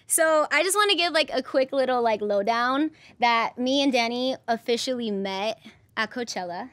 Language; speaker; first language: English; native; English